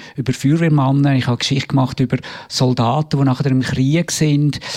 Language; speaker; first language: German; native; German